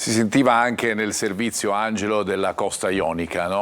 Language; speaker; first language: Italian; native; Italian